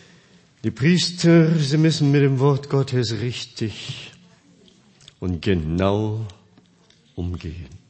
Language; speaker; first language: German; non-native, fluent; Korean